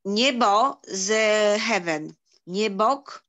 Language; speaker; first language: Hebrew; non-native, learner; Polish